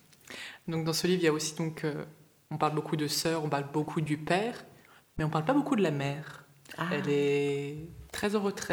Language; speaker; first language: French; native; French